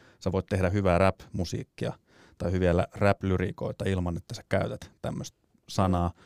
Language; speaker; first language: Finnish; native; Finnish